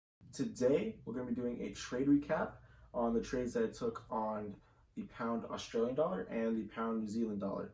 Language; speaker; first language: English; native; English